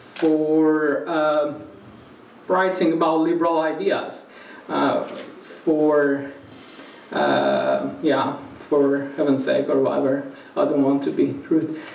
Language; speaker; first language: English; non-native, fluent; Persian